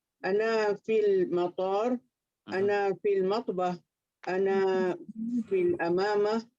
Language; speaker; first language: Arabic; non-native, learner; Malay